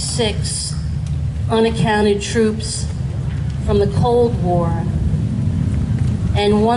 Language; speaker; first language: English; native; English